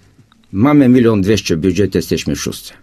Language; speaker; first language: Polish; non-native, fluent; Bulgarian